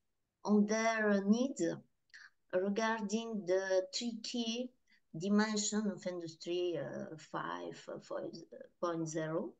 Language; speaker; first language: English; non-native, learner; French